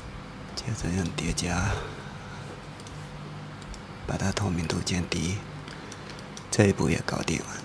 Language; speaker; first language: Chinese; native; Chinese